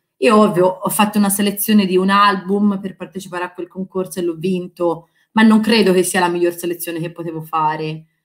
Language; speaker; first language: Italian; native; Italian